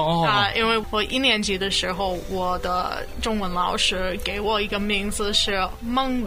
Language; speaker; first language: Chinese; non-native, learner; English